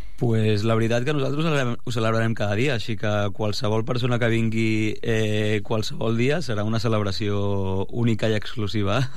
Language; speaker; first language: Catalan; non-native, local second language; Spanish